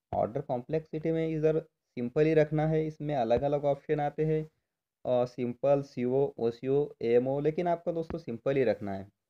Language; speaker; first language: Hindi; non-native, local second language; Marathi